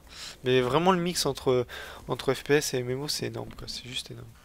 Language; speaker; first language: French; native; French